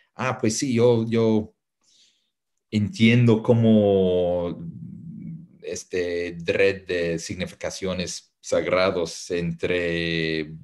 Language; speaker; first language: Spanish; non-native, fluent; English